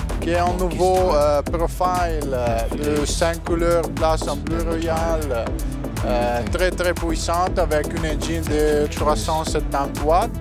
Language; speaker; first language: French; non-native, learner; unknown